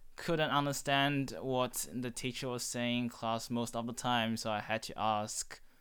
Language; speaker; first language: English; non-native, fluent; Chinese